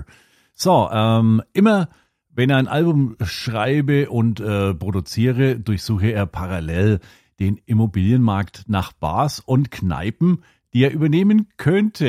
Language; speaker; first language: German; native; German